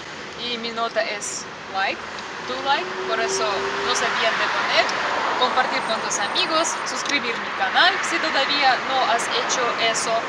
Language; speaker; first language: Spanish; non-native, fluent; Russian